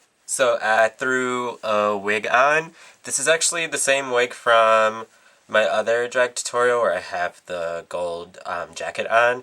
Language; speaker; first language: English; native; English